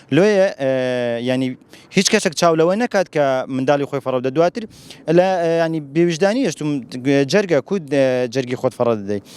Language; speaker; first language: Central Kurdish; non-native, local second language; Kurdish